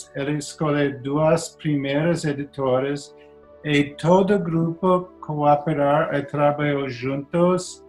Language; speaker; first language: Portuguese; non-native, learner; English